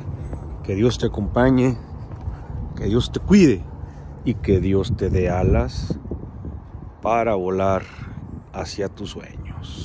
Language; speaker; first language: Spanish; native; Spanish